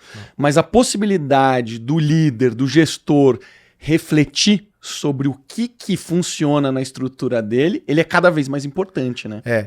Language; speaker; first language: Portuguese; native; Portuguese